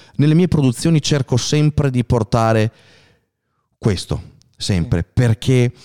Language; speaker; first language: Italian; native; Italian